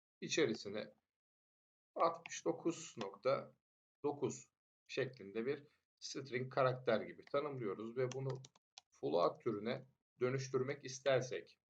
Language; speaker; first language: Turkish; native; Turkish